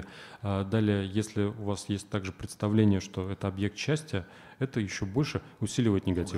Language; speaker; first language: Russian; native; Russian